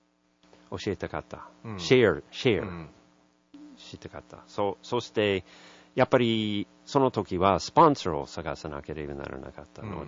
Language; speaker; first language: Japanese; non-native, learner; English